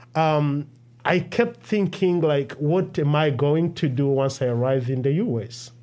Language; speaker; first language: English; non-native, local second language; Kinyarwanda